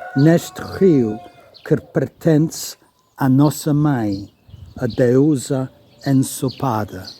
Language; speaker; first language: Portuguese; non-native, fluent; English